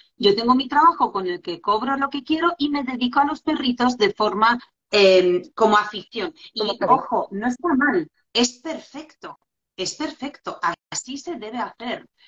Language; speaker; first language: Spanish; non-native, fluent; Polish